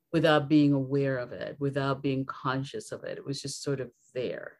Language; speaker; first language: English; early bilingual, other home language; Spanish